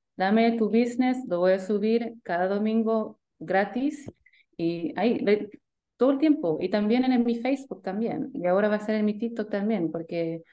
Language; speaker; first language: Spanish; early bilingual, heritage; Spanish